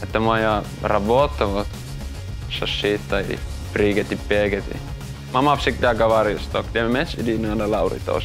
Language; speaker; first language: Russian; non-native, learner; Finnish